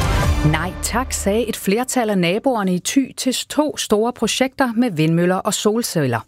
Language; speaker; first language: Danish; native; Danish